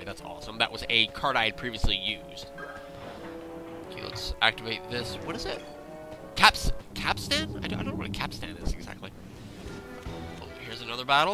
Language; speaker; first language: English; native; English